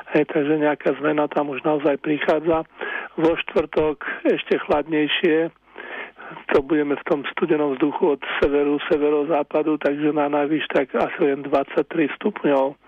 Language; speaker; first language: Slovak; native; Slovak